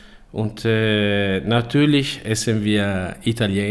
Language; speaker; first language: German; non-native, learner; Italian